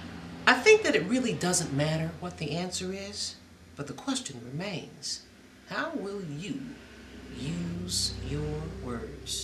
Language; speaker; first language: English; native; English